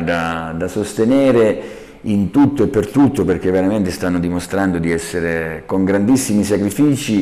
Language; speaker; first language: Italian; native; Italian